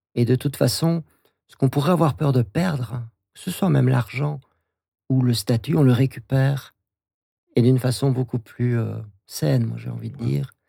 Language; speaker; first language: French; native; French